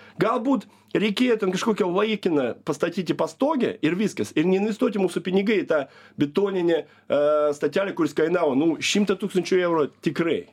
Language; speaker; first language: Lithuanian; non-native, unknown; Russian